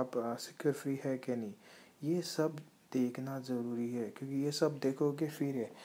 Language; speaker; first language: Hindi; native; Hindi